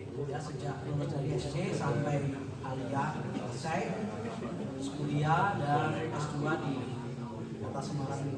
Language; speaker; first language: Indonesian; non-native, local second language; Javanese